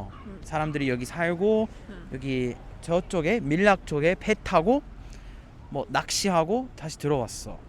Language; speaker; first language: Korean; non-native, fluent; English